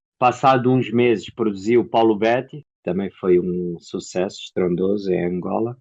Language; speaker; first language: Portuguese; native; Portuguese